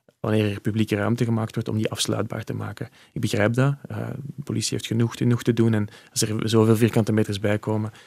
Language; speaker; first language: Dutch; native; Dutch